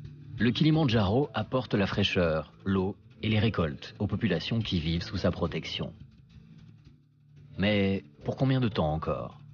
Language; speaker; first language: French; native; French